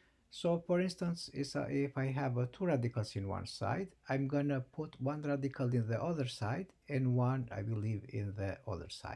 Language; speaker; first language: English; non-native, fluent; Albanian